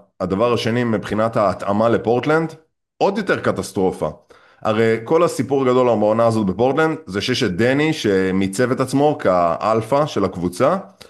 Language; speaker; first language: Hebrew; native; Hebrew